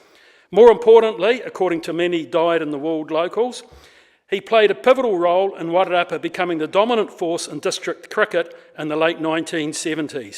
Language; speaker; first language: English; native; English